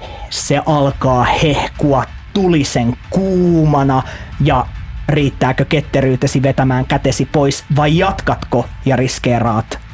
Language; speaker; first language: Finnish; native; Finnish